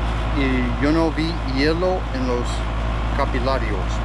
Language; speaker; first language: Spanish; non-native, fluent; English